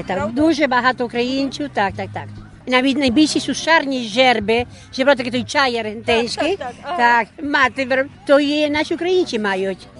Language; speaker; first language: Ukrainian; early bilingual, heritage; Ukrainian